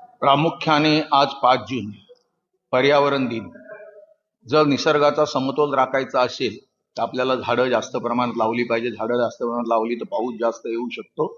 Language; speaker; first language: Marathi; native; Marathi